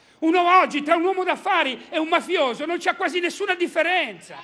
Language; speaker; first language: Italian; native; Italian